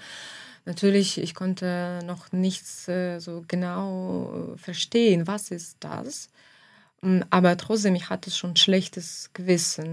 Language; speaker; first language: German; non-native, fluent; Ukrainian